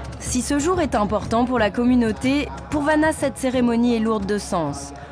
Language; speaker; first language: French; native; French